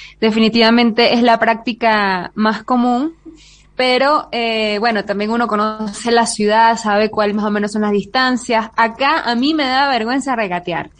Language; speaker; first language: Spanish; native; Spanish